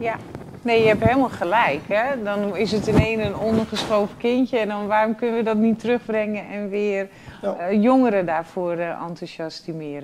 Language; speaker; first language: Dutch; native; Dutch